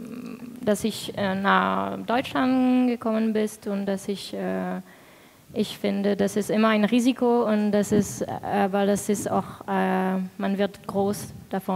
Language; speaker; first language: German; non-native, fluent; French